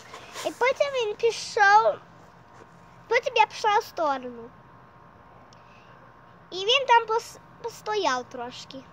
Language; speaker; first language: Ukrainian; early bilingual, heritage; Ukrainian